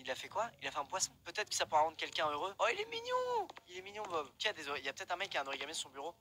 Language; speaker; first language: French; native; French